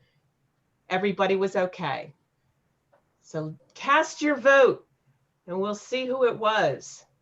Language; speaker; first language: English; native; English